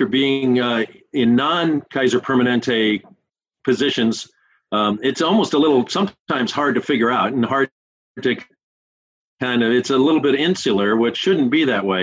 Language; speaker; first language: English; native; English